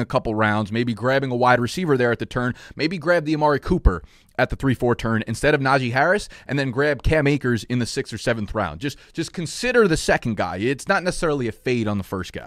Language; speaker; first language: English; native; English